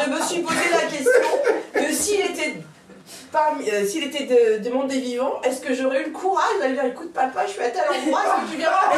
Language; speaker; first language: French; native; French